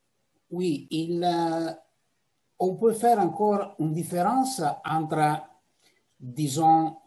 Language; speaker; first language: French; non-native, fluent; Italian